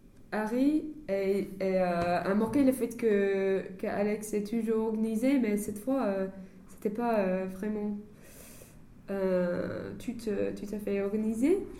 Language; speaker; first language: French; non-native, fluent; English